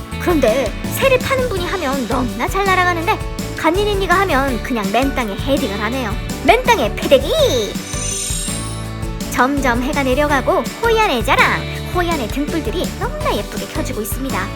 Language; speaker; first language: Korean; native; Korean